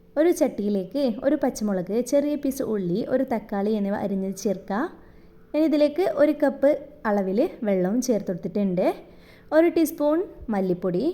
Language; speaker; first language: Malayalam; native; Malayalam